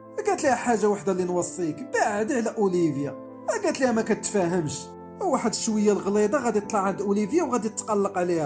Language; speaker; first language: Arabic; native; Arabic